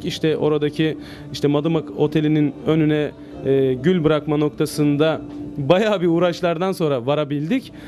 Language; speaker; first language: Turkish; native; Turkish